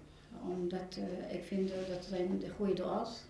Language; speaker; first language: Dutch; non-native, learner; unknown